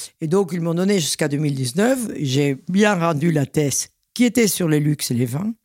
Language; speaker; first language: French; non-native, fluent; Spanish